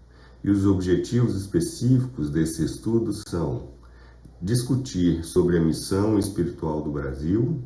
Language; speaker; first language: Portuguese; native; Portuguese